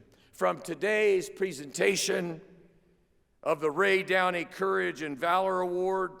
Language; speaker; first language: English; native; English